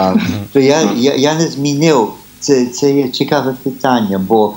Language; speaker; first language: Ukrainian; early bilingual, heritage; Ukrainian